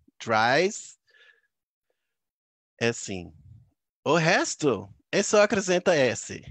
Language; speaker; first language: Portuguese; non-native, fluent; English